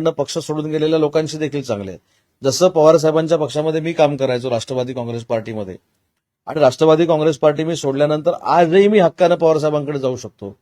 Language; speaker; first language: Marathi; native; Marathi